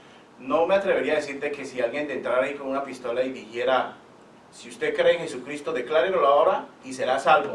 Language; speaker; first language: Spanish; native; Spanish